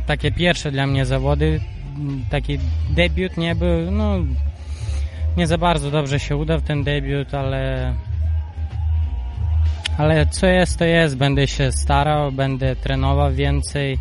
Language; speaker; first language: Polish; non-native, fluent; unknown